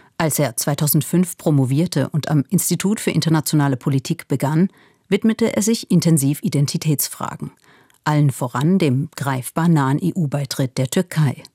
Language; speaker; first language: German; native; German